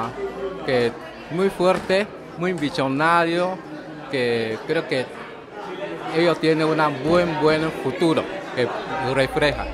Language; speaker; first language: Spanish; non-native, fluent; Chinese